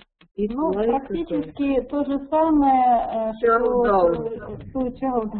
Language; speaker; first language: Russian; native; Russian